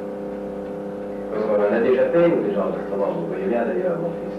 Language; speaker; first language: French; native; French